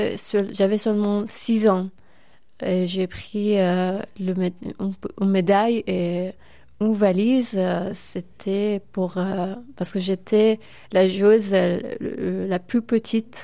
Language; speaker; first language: French; non-native, fluent; Persian